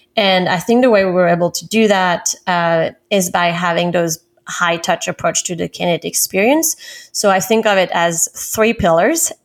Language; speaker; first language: English; non-native, fluent; French